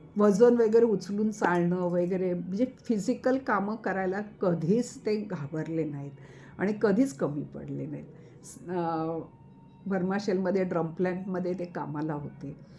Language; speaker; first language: Marathi; native; Marathi